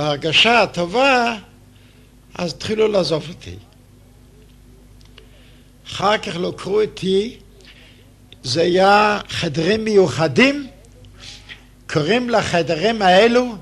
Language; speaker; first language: Hebrew; non-native, fluent; Yiddish